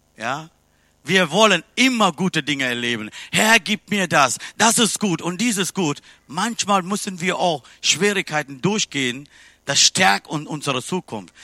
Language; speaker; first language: German; non-native, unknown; Tamil